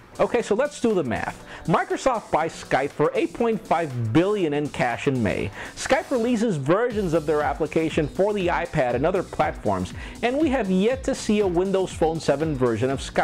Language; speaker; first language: English; non-native, local second language; Spanish